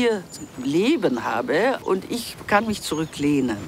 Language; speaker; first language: German; native; German